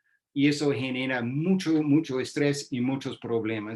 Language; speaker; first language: Spanish; non-native, fluent; English